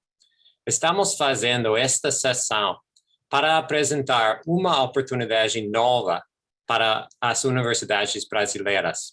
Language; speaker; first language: Portuguese; non-native, fluent; English